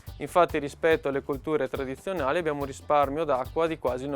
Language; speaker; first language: Italian; native; Italian